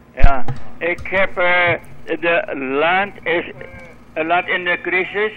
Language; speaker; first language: Dutch; non-native, local second language; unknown